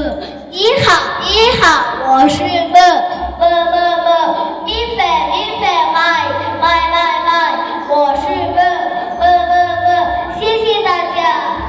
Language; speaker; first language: Chinese; non-native, learner; Mongolian